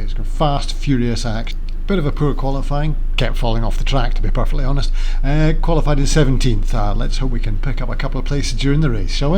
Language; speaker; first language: English; native; English